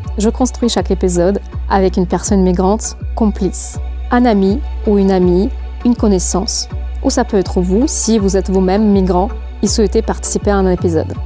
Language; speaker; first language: French; non-native, fluent; Russian